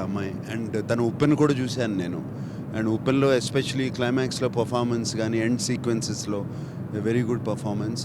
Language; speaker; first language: Telugu; native; Telugu